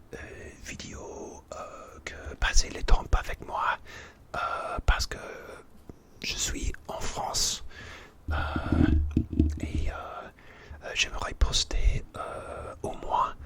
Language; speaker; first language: French; non-native, learner; English